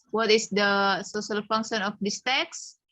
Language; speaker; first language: English; non-native, fluent; Indonesian